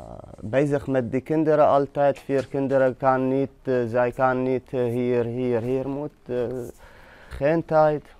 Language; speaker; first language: Dutch; non-native, learner; Arabic